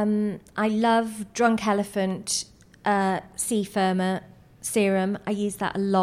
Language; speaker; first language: English; native; English